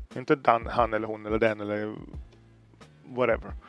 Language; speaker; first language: Swedish; native; Swedish